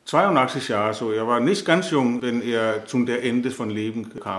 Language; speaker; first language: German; non-native, fluent; Danish